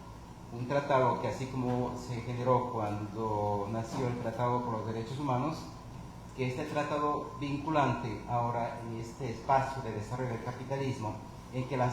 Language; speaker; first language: Spanish; native; Spanish